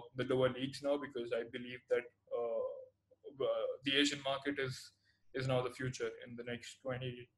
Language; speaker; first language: English; non-native, local second language; Telugu